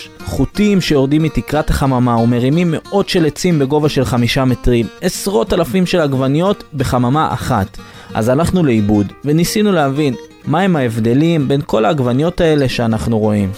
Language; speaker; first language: Hebrew; native; Hebrew